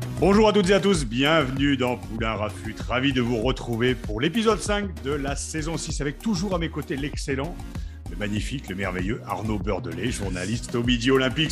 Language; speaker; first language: French; native; French